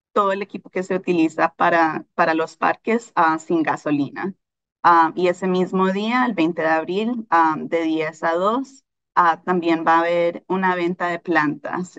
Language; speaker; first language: Spanish; early bilingual, heritage; Spanish